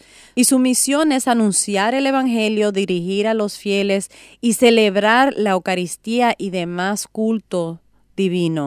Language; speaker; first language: Spanish; native; Spanish